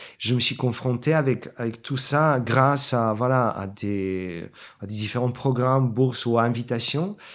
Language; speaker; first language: French; non-native, fluent; Bulgarian